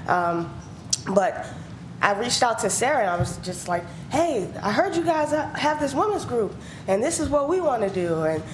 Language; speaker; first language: English; native; English